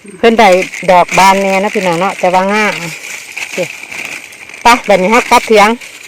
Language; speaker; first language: Thai; native; Thai